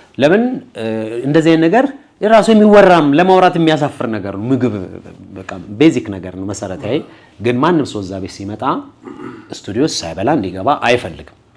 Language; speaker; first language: Amharic; native; Amharic